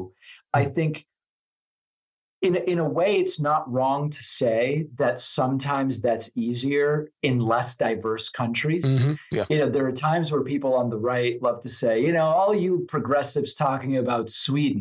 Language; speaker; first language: English; non-native, fluent; Spanish